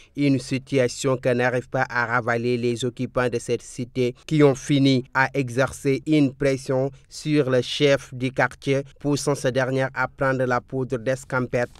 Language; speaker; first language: French; non-native, local second language; Wolof